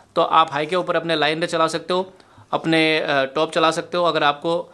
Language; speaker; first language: Hindi; native; Hindi